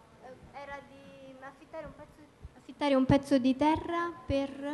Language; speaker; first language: Italian; native; Italian